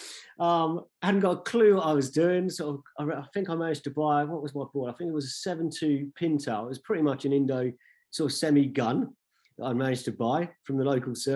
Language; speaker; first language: English; native; English